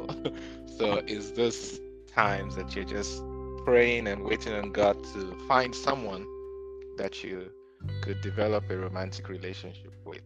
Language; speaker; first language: English; non-native, local second language; Yoruba